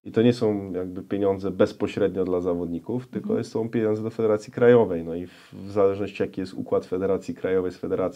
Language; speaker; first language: Polish; native; Polish